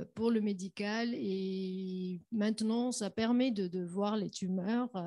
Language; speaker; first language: French; non-native, local second language; Arabic